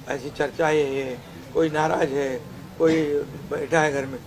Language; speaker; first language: Hindi; non-native, local second language; Marathi